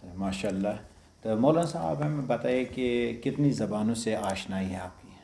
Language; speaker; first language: Urdu; non-native, local second language; Kashmiri